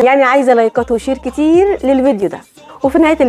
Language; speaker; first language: Arabic; native; Arabic